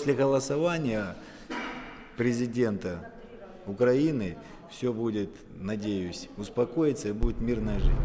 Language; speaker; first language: Russian; native; Russian